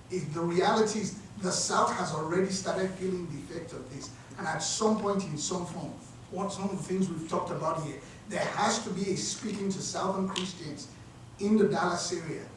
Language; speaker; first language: English; non-native, local second language; Yoruba